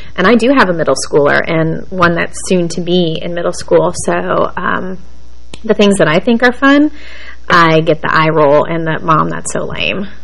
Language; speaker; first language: English; native; English